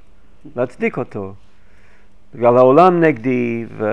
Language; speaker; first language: Hebrew; non-native, fluent; English